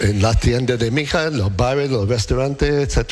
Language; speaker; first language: Spanish; non-native, learner; English